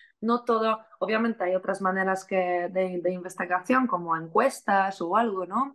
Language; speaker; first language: Spanish; non-native, fluent; Polish